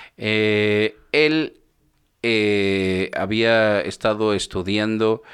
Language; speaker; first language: Spanish; native; Spanish